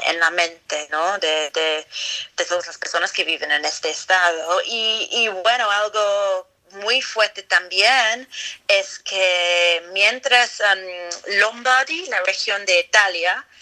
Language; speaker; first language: Spanish; non-native, fluent; English